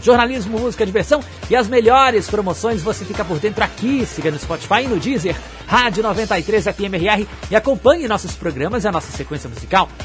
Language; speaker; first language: Portuguese; native; Portuguese